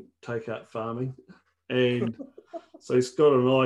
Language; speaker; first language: English; native; English